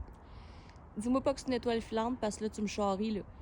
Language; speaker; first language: French; native; French